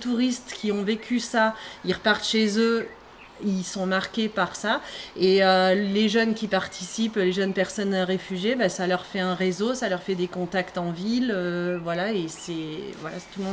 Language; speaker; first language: French; native; French